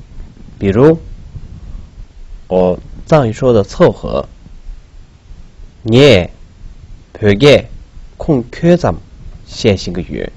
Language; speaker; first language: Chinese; non-native, local second language; Tibetan